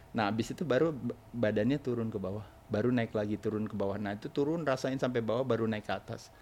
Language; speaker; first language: Indonesian; native; Indonesian